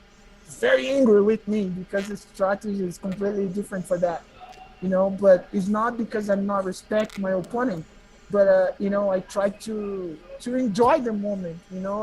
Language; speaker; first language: English; non-native, learner; Portuguese